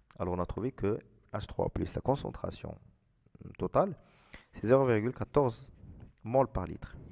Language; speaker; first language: French; non-native, local second language; Arabic